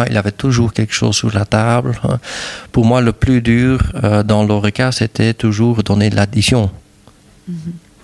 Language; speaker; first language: French; non-native, local second language; Dutch